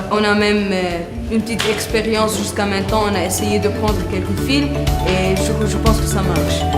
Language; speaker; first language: French; non-native, learner; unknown